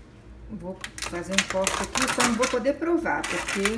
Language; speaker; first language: Portuguese; native; Portuguese